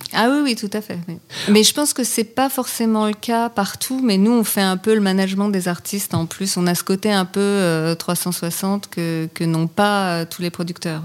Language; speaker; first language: French; native; French